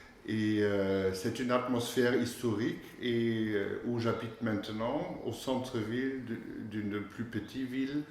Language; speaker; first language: French; non-native, fluent; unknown